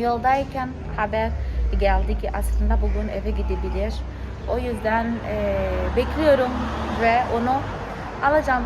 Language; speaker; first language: Turkish; non-native, fluent; Portuguese